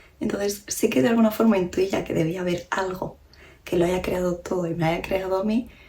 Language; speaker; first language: Spanish; early bilingual, other home language; Romanian